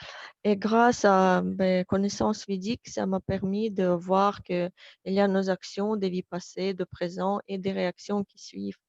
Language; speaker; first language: French; non-native, fluent; Russian